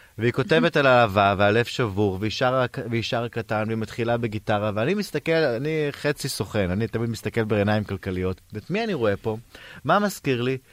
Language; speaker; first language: Hebrew; native; Hebrew